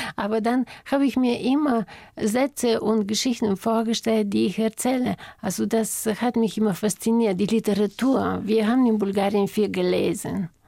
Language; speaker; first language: German; non-native, fluent; Bulgarian